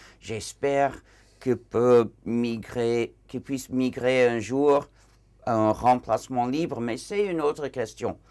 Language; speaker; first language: French; non-native, fluent; English